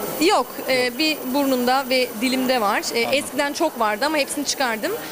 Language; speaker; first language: Turkish; early bilingual, heritage; Turkish